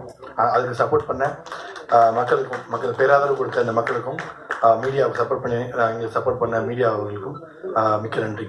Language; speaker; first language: Tamil; native; Tamil